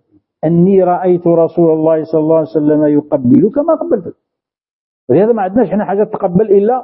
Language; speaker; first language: Arabic; native; Arabic